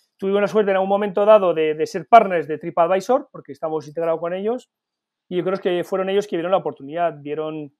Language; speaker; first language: Spanish; early bilingual, heritage; Spanish